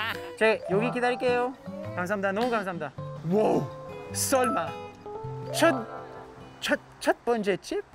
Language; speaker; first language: Korean; non-native, learner; English